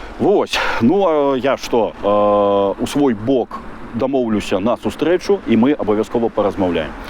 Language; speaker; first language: Belarusian; non-native, local second language; Russian